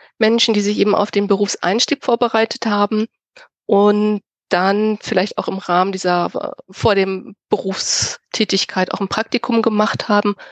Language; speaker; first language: German; native; German